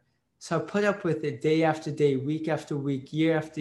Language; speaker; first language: English; early bilingual, other home language; Marathi